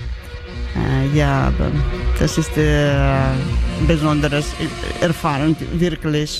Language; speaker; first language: German; non-native, learner; Georgian